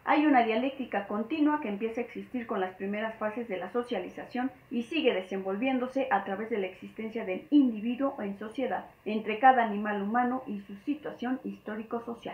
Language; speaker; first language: Spanish; native; Spanish